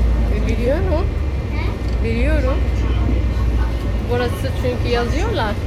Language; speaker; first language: Turkish; non-native, fluent; Arabic